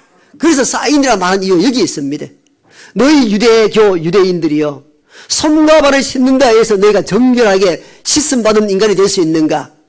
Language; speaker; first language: Korean; native; Korean